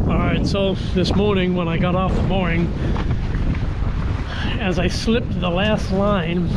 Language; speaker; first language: English; native; English